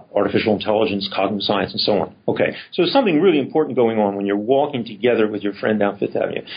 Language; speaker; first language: English; native; English